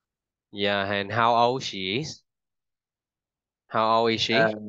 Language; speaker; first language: English; non-native, fluent; Vietnamese